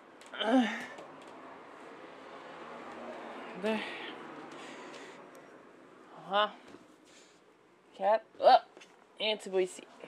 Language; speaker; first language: French; native; French